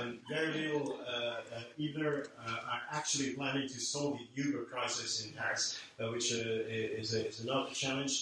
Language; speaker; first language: English; non-native, fluent; French